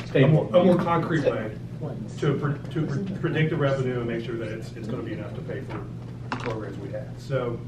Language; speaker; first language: English; native; English